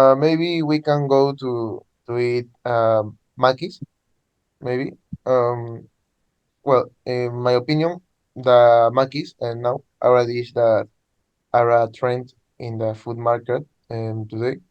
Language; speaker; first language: English; non-native, learner; Spanish